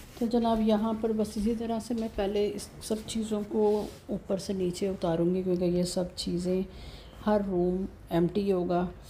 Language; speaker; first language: Urdu; native; Urdu